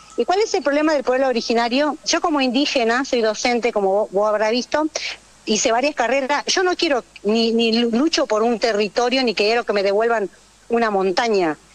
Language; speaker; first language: Spanish; native; Spanish